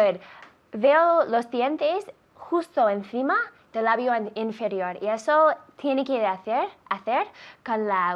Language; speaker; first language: Spanish; non-native, fluent; English